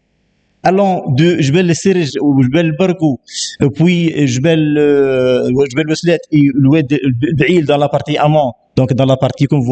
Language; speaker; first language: French; non-native, local second language; Arabic